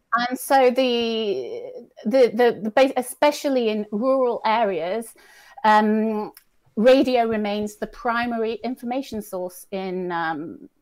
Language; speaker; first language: English; native; English